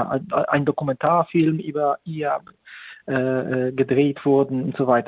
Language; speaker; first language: German; non-native, fluent; Polish